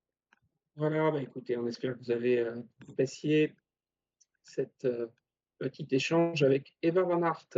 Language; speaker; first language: French; native; French